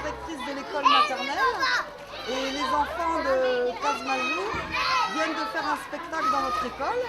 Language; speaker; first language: French; native; French